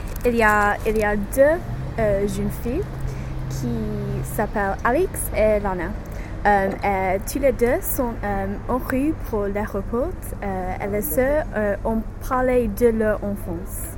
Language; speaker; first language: French; non-native, learner; English